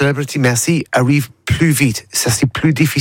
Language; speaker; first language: French; non-native, learner; English